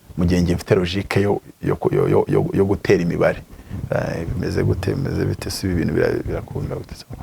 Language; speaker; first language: Kinyarwanda; native; Kinyarwanda